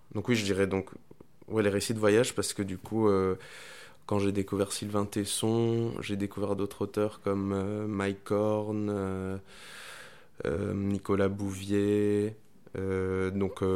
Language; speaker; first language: French; non-native, fluent; Spanish